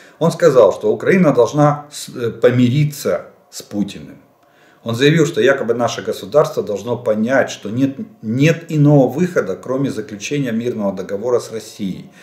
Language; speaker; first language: Russian; native; Russian